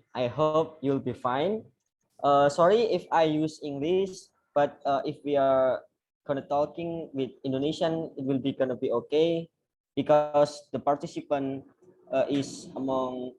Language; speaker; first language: English; non-native, learner; Indonesian